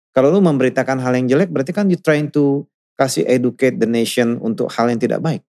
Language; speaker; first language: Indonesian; native; Indonesian